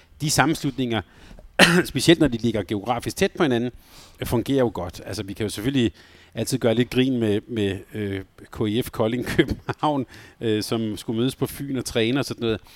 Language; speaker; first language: Danish; native; Danish